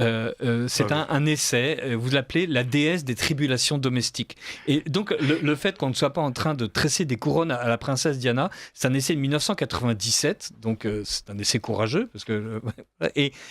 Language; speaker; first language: French; native; French